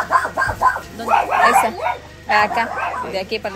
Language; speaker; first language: Spanish; native; Spanish